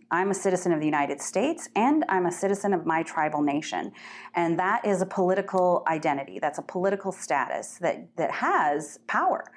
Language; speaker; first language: English; native; English